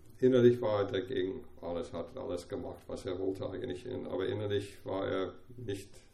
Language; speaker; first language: German; non-native, fluent; English